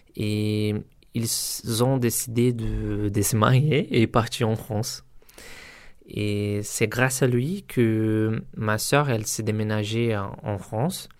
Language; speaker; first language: French; non-native, learner; Portuguese